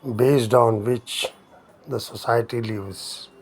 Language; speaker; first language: English; non-native, local second language; Hindi